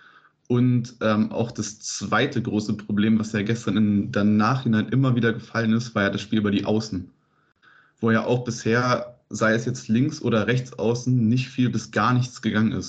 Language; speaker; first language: German; native; German